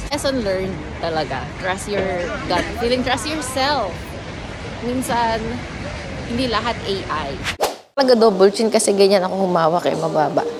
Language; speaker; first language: Filipino; native; Filipino